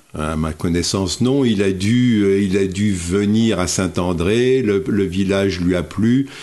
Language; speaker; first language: French; native; French